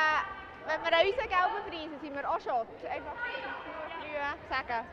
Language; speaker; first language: German; native; German